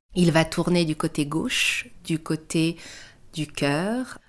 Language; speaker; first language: French; early bilingual, other home language; Persian